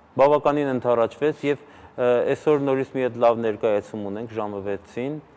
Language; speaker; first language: Armenian; early bilingual, heritage; Armenian